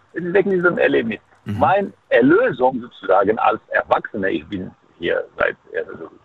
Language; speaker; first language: German; non-native, fluent; Arabic